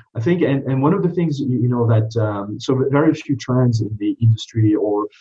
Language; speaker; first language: English; non-native, fluent; French